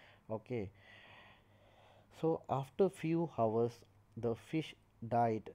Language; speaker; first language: English; non-native, local second language; Tamil